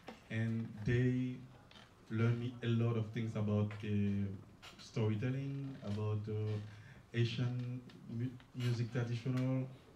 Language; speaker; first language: English; non-native, learner; Haitian Creole